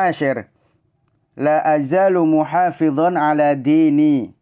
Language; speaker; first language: Arabic; non-native, fluent; Indonesian